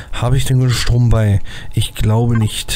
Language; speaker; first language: German; native; German